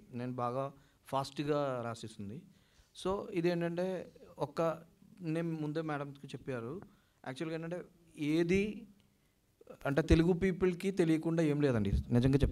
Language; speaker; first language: Telugu; non-native, learner; Malayalam